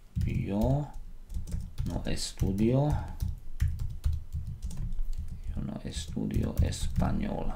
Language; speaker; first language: Spanish; non-native, fluent; Slovak